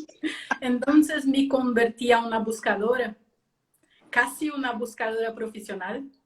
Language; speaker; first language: Spanish; non-native, learner; Portuguese